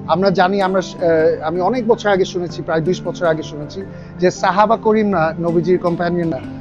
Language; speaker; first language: Bangla; early bilingual, other home language; English